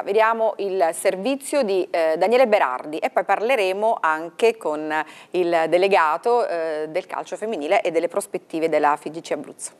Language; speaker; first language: Italian; native; Italian